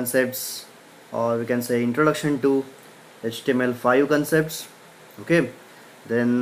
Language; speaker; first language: English; non-native, local second language; Marathi